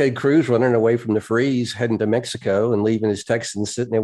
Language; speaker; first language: English; native; English